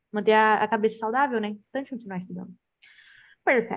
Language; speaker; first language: Portuguese; native; Portuguese